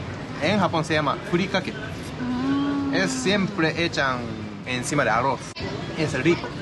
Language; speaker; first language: Spanish; non-native, learner; Japanese